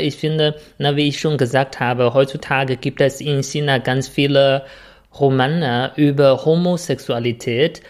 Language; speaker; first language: German; non-native, fluent; Chinese